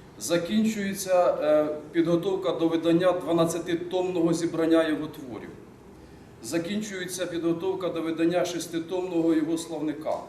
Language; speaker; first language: Ukrainian; native; Ukrainian